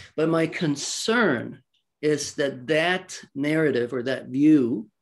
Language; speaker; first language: English; early bilingual, other home language; Swedish